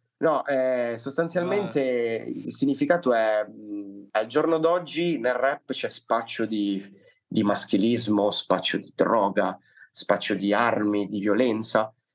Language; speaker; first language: Italian; native; Italian